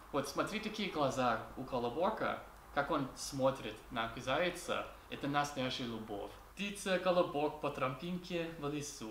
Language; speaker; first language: Russian; non-native, learner; English